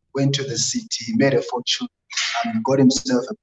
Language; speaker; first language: English; non-native, local second language; North Ndebele